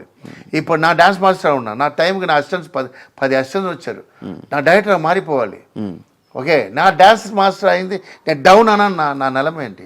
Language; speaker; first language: Telugu; non-native, local second language; Tamil